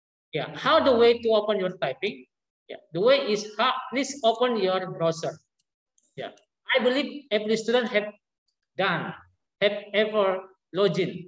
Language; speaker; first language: English; non-native, learner; Indonesian